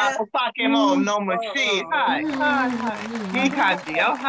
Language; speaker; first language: Japanese; non-native, learner; English